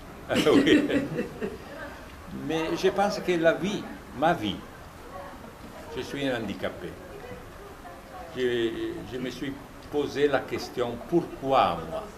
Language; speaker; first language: French; non-native, fluent; Italian